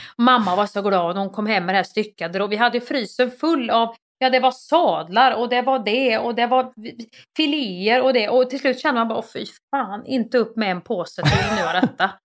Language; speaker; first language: Swedish; native; Swedish